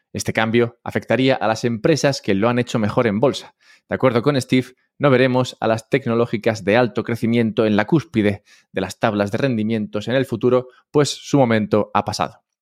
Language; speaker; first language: Spanish; native; Spanish